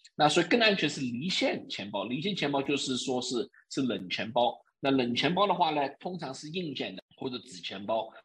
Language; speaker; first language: Chinese; early bilingual, heritage; Chinese